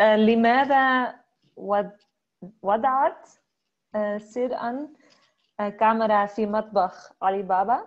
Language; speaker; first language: Arabic; non-native, learner; Dutch